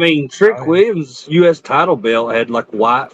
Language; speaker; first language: English; native; English